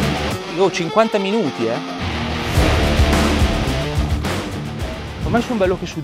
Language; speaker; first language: Italian; native; Italian